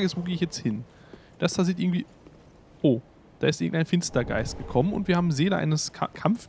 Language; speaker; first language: German; native; German